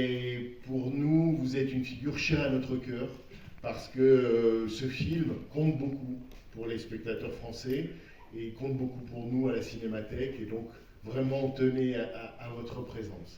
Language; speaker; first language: French; native; French